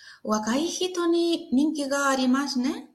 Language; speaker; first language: Japanese; non-native, fluent; Spanish